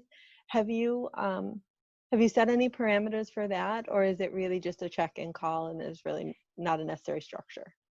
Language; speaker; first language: English; native; English